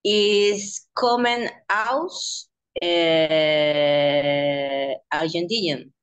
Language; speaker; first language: German; non-native, learner; Spanish